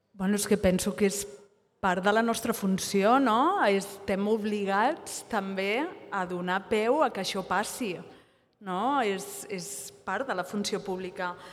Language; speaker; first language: Catalan; native; Catalan